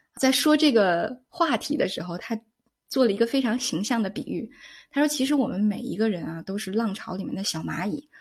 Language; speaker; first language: Chinese; native; Chinese